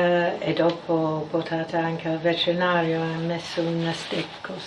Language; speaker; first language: Italian; non-native, fluent; English